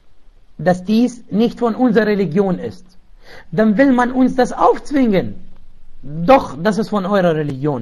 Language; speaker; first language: German; non-native, local second language; Arabic